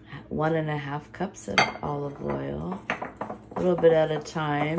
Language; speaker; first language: English; early bilingual, other home language; Portuguese